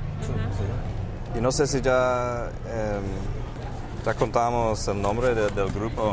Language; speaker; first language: Spanish; non-native, fluent; English